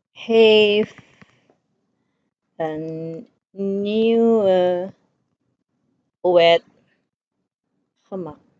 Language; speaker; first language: Dutch; non-native, fluent; Indonesian